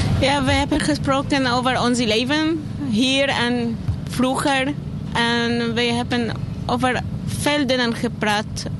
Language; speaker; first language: Dutch; non-native, learner; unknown